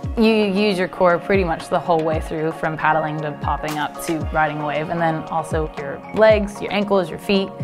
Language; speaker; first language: English; native; English